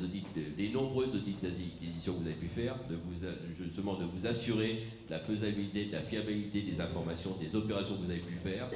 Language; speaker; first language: French; native; French